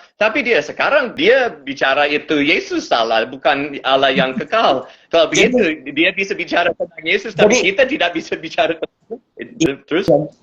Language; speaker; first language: Indonesian; non-native, fluent; English